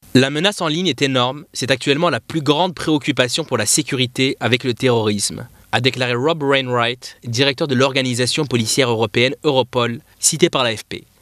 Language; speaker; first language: French; non-native, local second language; Arabic